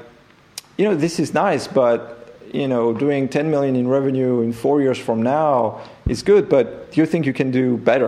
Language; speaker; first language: English; non-native, fluent; French